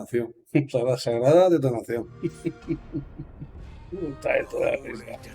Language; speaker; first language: Spanish; native; Spanish